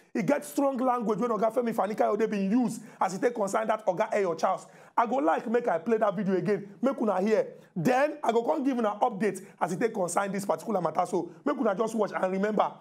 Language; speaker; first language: Nigerian Pidgin; native; Nigerian Pidgin